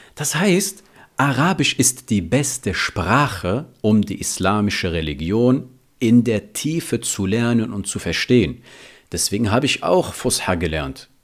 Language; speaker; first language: German; early bilingual, other home language; Riffian